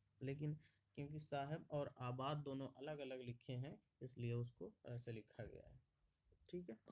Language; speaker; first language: Hindi; native; Hindi